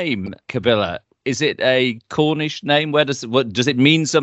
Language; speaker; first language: English; native; English